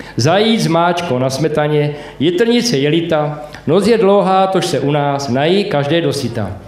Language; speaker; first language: Czech; native; Czech